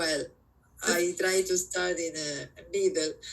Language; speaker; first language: English; non-native, learner; Spanish